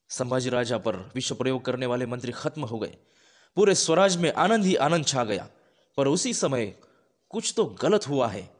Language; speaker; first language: Hindi; non-native, local second language; Marathi